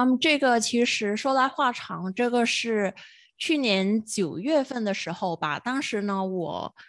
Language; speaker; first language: Chinese; non-native, local second language; Cantonese